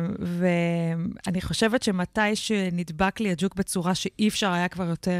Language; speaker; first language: Hebrew; native; Hebrew